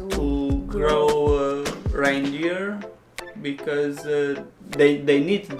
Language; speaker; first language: English; non-native, learner; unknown